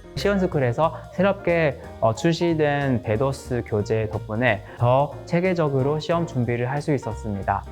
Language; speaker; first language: Korean; non-native, fluent; Chinese